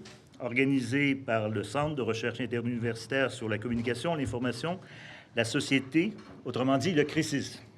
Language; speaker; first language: French; native; French